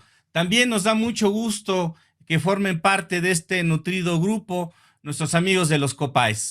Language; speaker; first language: Spanish; native; Spanish